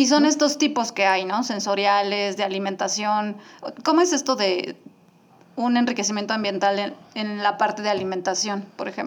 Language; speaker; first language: Spanish; native; Spanish